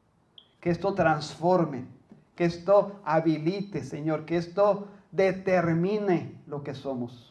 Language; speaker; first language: Spanish; native; Spanish